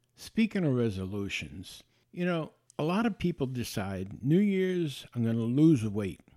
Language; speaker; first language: English; native; English